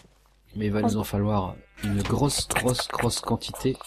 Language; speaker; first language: French; native; French